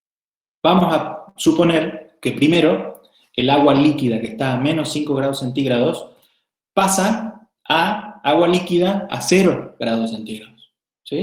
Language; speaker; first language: Spanish; native; Spanish